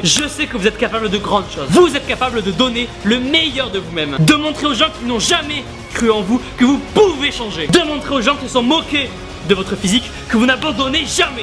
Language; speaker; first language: French; native; French